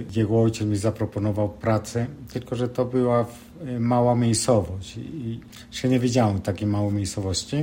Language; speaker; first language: Polish; non-native, fluent; Spanish